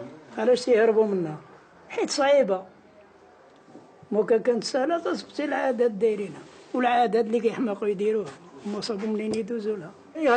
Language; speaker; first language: Arabic; native; Arabic